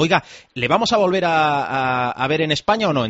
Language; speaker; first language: Spanish; native; Spanish